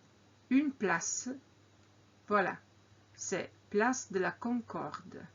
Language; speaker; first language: French; non-native, fluent; Croatian